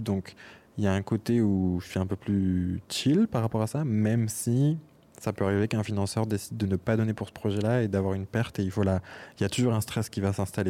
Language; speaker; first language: French; native; French